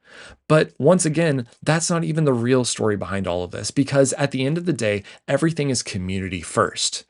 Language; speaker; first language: English; native; English